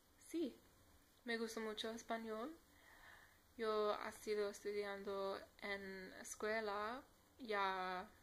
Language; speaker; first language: Spanish; non-native, learner; English